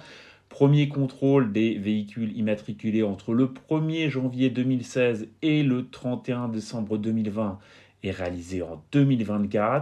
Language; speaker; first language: French; native; French